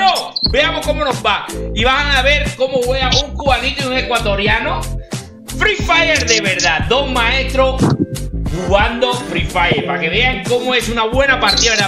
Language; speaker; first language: Spanish; native; Spanish